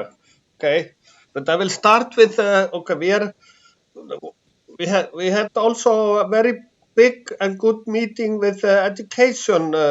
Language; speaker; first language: English; non-native, fluent; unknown